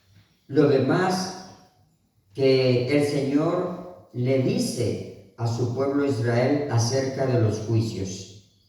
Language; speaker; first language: Spanish; native; Spanish